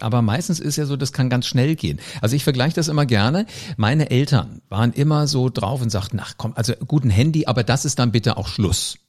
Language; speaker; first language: German; native; German